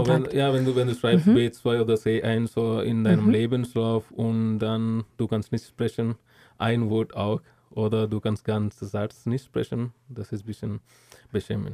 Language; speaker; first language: German; non-native, learner; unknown